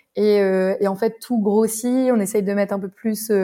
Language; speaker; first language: French; native; French